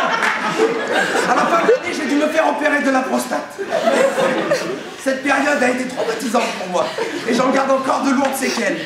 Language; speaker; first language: French; native; French